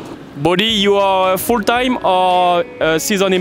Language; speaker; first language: English; non-native, learner; French